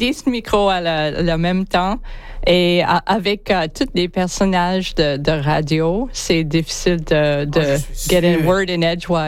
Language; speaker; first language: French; non-native, learner; English